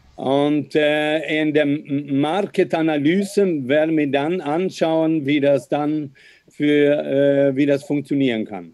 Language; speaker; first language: German; non-native, fluent; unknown